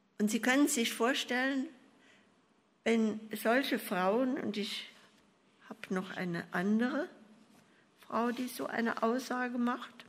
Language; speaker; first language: German; native; German